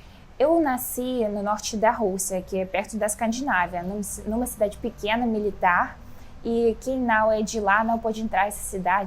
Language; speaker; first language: Portuguese; non-native, fluent; Russian